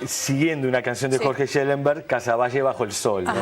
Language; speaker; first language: Spanish; native; Spanish